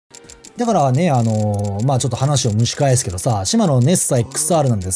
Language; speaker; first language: Japanese; native; Japanese